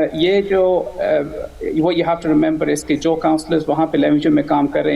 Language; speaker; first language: Urdu; native; Urdu